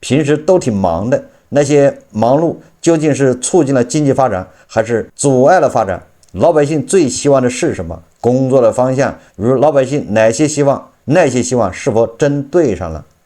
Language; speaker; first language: Chinese; native; Chinese